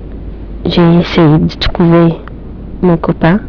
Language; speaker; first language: French; non-native, learner; English